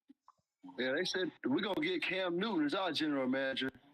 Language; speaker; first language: English; native; English